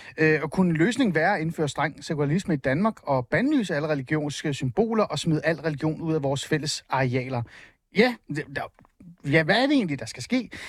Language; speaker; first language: Danish; early bilingual, other home language; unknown